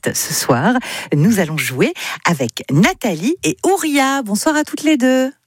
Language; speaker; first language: French; native; French